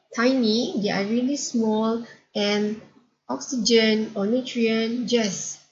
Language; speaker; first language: English; non-native, local second language; Malay